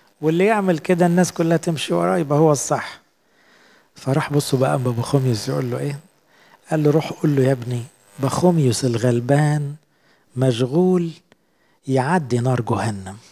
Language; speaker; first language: Arabic; native; Arabic